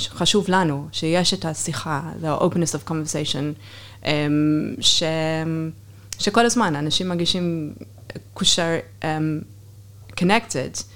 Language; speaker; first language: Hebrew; non-native, fluent; English